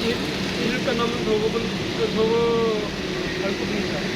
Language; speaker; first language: Korean; non-native, learner; Urdu